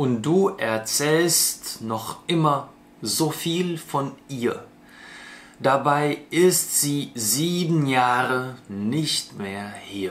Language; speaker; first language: German; non-native, fluent; Russian